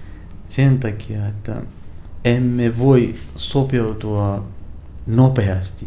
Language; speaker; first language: Finnish; non-native, learner; Arabic